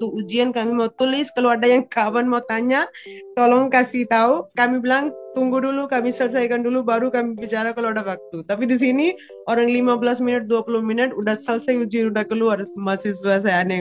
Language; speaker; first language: Indonesian; non-native, fluent; Punjabi